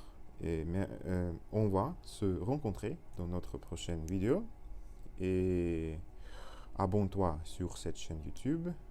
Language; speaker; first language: French; non-native, learner; Russian